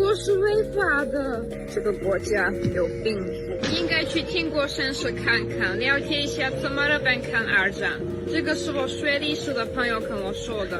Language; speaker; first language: Chinese; non-native, fluent; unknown